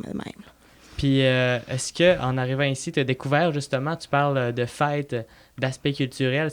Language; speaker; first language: French; native; French